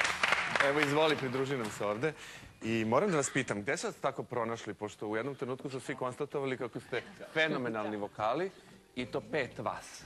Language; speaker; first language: Serbian; native; Serbian